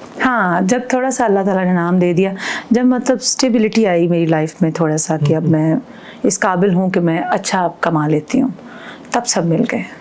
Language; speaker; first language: Urdu; non-native, local second language; Punjabi